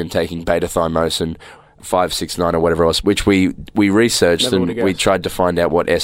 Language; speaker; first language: English; native; English